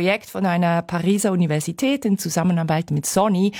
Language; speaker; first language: German; native; German